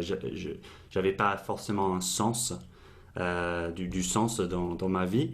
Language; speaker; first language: French; non-native, fluent; English